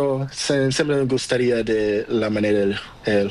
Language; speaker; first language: Spanish; non-native, learner; Portuguese